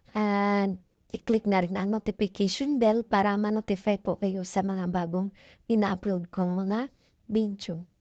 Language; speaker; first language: Filipino; non-native, local second language; Cebuano